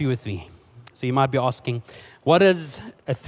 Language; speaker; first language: English; non-native, local second language; Afrikaans